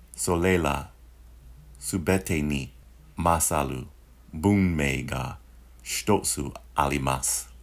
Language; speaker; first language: Japanese; non-native, learner; English